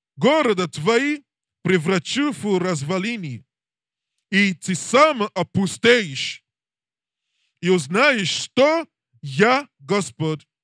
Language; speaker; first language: Russian; non-native, learner; English